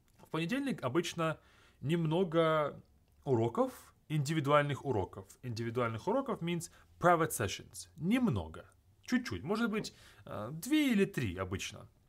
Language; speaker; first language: Russian; native; Russian